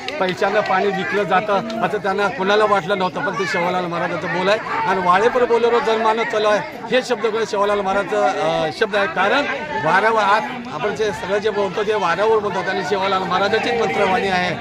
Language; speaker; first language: Marathi; non-native, local second language; Lambadi